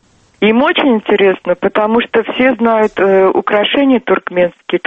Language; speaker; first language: Russian; non-native, local second language; Turkmen